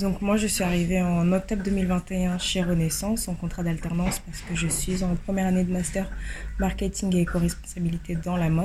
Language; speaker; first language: French; native; French